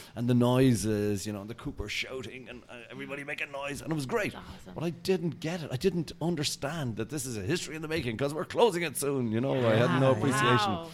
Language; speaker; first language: English; native; English